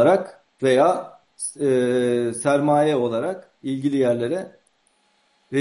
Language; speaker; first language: Turkish; native; Turkish